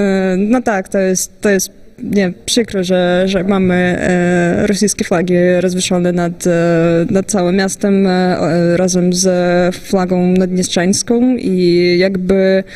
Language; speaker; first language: Polish; non-native, fluent; Russian